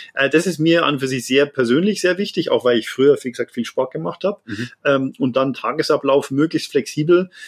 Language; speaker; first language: German; native; German